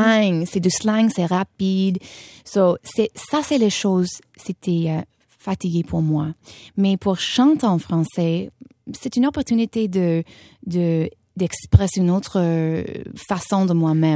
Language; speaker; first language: French; non-native, fluent; English